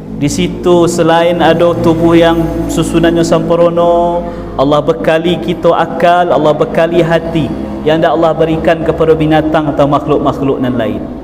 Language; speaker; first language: Malay; non-native, local second language; Minangkabau